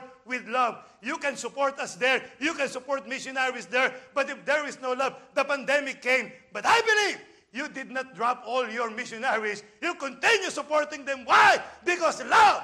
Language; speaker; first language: English; non-native, local second language; Filipino